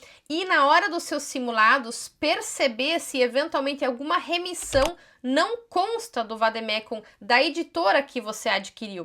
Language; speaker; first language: Portuguese; native; Portuguese